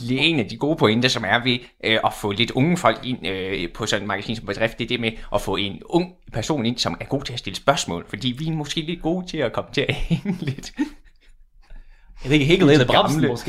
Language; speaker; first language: Danish; native; Danish